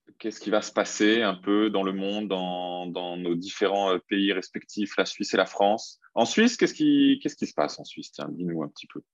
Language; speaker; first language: French; native; French